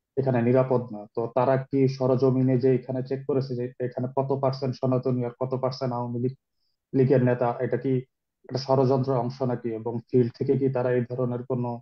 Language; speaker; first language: Bangla; native; Bangla